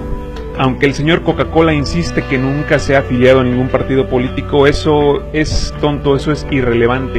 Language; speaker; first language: Spanish; native; Spanish